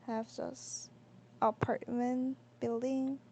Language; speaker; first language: English; non-native, learner; Korean